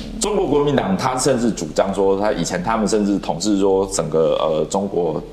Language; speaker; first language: Chinese; native; Chinese